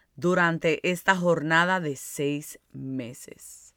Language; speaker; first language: Spanish; early bilingual, heritage; Spanish